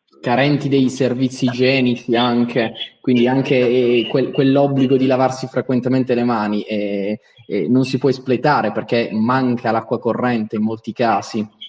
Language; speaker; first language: Italian; native; Italian